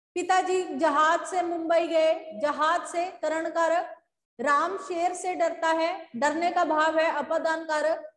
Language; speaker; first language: Hindi; native; Hindi